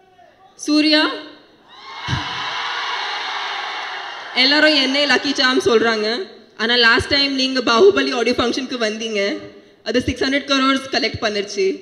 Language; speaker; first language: Tamil; non-native, fluent; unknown